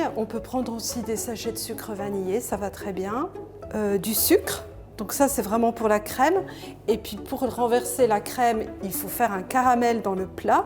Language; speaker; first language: French; native; French